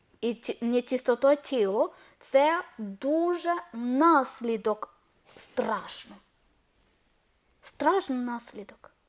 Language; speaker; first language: Ukrainian; non-native, learner; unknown